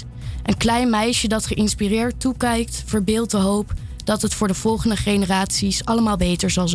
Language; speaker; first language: Dutch; native; Dutch